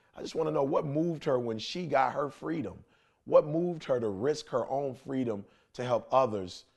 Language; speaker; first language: English; native; English